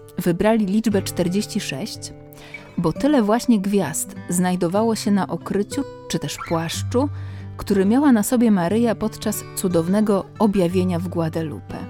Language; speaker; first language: Polish; native; Polish